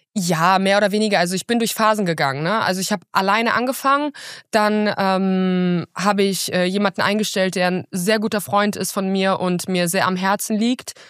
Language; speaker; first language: German; early bilingual, other home language; Russian